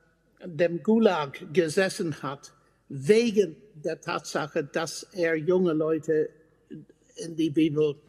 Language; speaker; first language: German; non-native, fluent; English